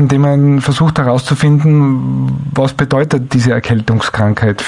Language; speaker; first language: German; native; German